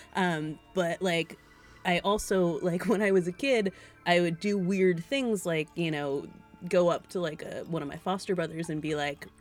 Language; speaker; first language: English; native; English